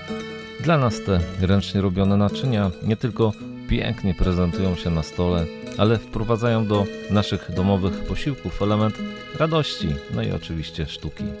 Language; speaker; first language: Polish; native; Polish